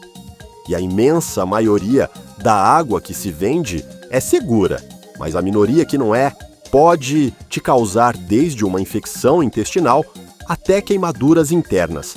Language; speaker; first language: Portuguese; native; Portuguese